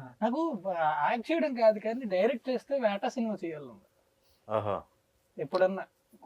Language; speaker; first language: Telugu; native; Telugu